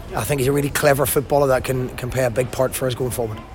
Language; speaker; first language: English; native; English